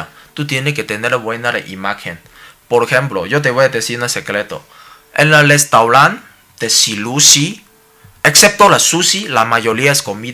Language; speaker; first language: Spanish; non-native, learner; Cantonese